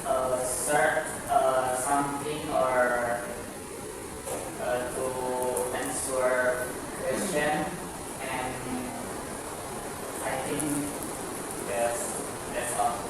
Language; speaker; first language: English; non-native, learner; Indonesian